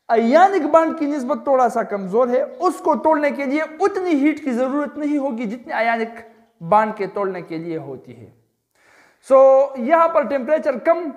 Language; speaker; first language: Urdu; non-native, local second language; Pashto